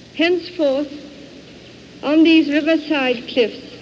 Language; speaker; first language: English; native; English